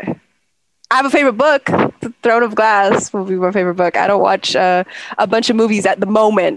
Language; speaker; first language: English; native; English